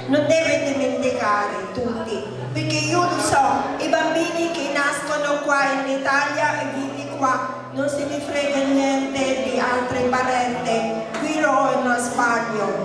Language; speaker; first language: Italian; non-native, learner; Filipino